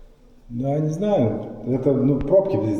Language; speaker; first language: Russian; non-native, fluent; Lithuanian